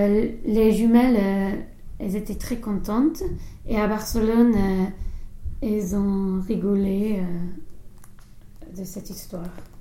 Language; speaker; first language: French; non-native, learner; English